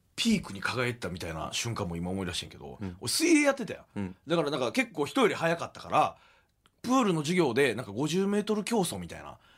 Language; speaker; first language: Japanese; native; Japanese